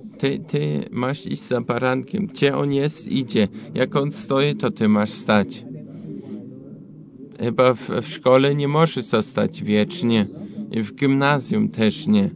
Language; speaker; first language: Polish; non-native, fluent; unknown